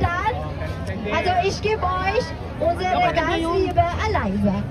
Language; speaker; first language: German; non-native, learner; Filipino